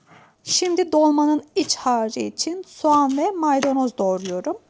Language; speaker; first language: Turkish; native; Turkish